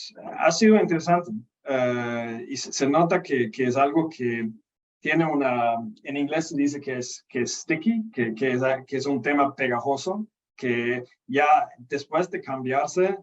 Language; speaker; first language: Spanish; non-native, fluent; Danish